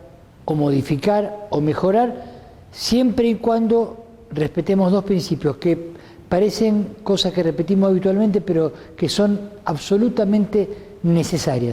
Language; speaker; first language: Spanish; native; Spanish